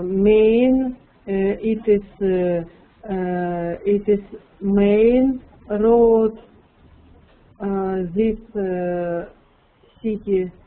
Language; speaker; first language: English; non-native, learner; Russian